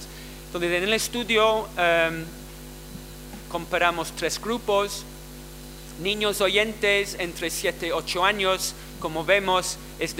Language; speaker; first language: Spanish; non-native, fluent; English